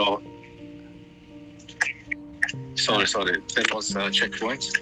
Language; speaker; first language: English; non-native, fluent; Arabic